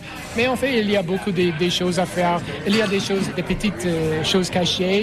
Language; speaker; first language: French; non-native, learner; English